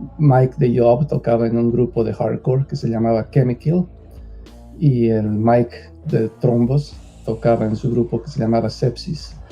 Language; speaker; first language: Spanish; native; Spanish